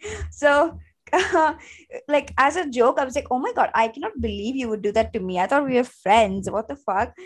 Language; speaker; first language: English; non-native, local second language; Hindi